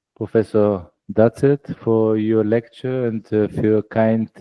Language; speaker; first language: English; non-native, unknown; Bulgarian